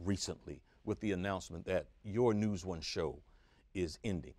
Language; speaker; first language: English; native; English